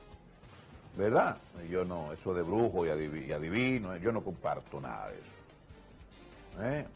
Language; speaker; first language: Spanish; native; Spanish